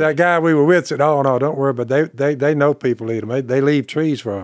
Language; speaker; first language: English; native; English